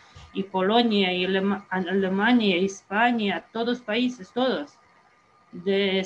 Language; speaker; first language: Spanish; non-native, fluent; Ukrainian